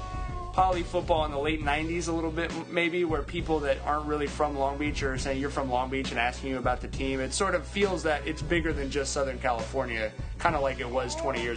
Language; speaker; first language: English; native; English